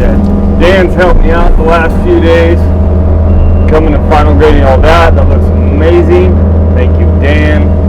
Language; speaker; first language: English; native; English